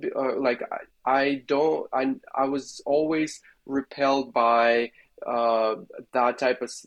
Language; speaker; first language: English; non-native, fluent; Russian